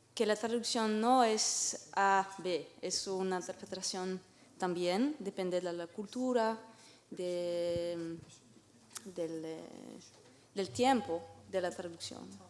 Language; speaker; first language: Spanish; non-native, learner; French